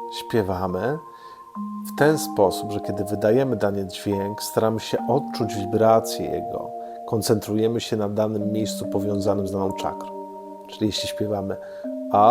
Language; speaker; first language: Polish; native; Polish